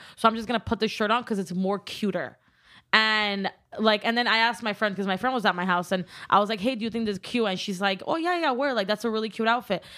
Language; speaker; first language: English; early bilingual, other home language; Armenian